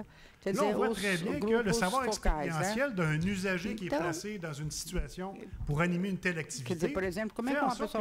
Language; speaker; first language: French; native; French